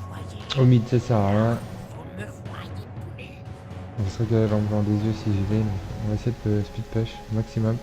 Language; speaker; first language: French; native; French